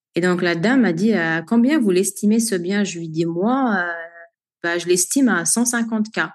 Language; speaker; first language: French; non-native, local second language; Arabic